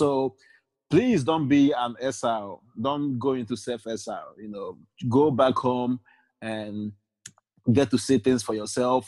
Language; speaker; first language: English; non-native, local second language; Igbo